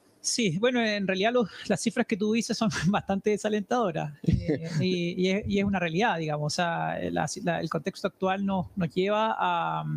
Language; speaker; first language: Spanish; native; Spanish